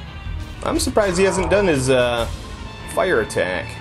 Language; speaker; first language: English; native; English